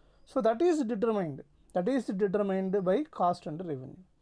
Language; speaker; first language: English; non-native, local second language; Tamil